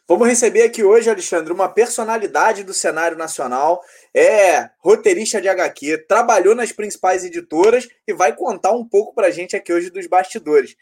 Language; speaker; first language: Portuguese; native; Portuguese